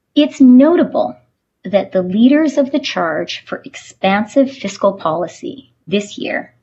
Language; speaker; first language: English; native; English